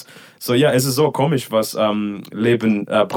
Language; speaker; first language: German; non-native, learner; English